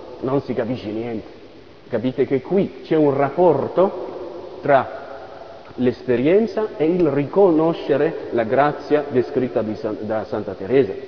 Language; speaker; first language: Italian; non-native, fluent; French